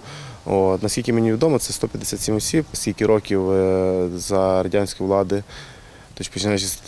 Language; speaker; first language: Ukrainian; native; Ukrainian